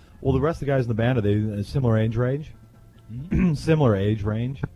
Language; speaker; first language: English; native; English